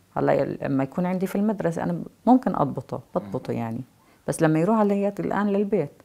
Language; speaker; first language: Arabic; native; Arabic